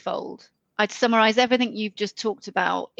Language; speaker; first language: English; native; English